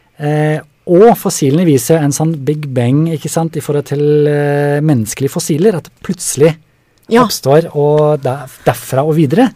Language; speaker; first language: Norwegian; native; Norwegian